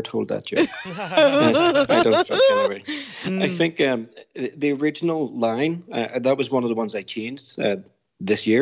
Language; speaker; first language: English; native; English